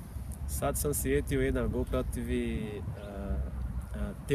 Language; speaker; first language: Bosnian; non-native, fluent; Portuguese